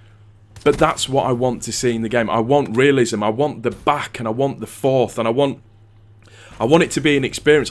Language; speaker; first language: English; native; English